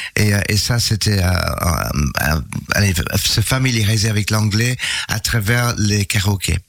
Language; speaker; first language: French; non-native, fluent; English